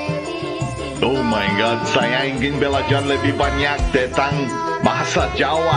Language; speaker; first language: Indonesian; non-native, fluent; Portuguese